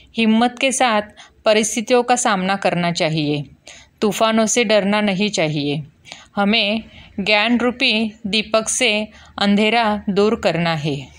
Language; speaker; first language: Hindi; non-native, local second language; Marathi